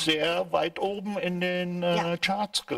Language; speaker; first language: German; native; German